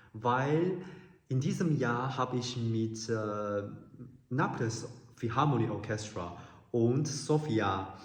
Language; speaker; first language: German; non-native, learner; Chinese